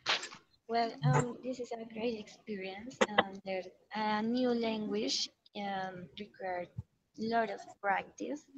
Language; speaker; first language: English; non-native, learner; Spanish